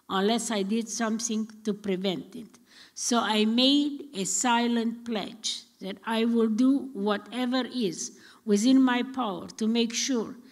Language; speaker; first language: English; non-native, fluent; Romanian